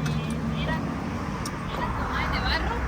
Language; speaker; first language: Spanish; native; Spanish